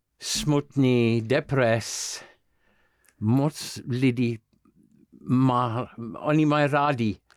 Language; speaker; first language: Czech; non-native, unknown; English